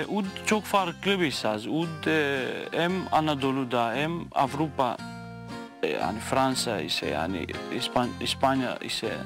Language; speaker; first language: Turkish; non-native, fluent; Greek